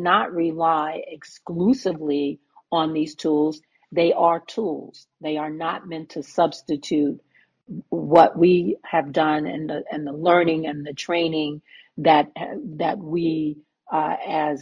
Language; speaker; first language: English; native; English